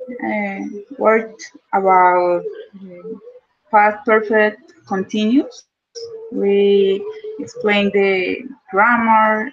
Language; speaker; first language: English; non-native, learner; Spanish